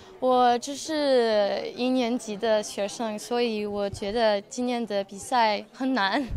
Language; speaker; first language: Chinese; non-native, learner; French